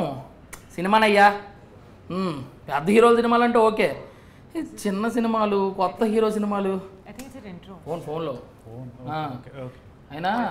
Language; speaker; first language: Telugu; native; Telugu